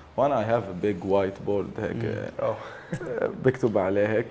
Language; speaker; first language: English; early bilingual, other home language; French